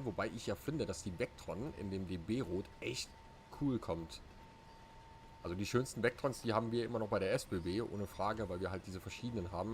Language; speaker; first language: German; native; German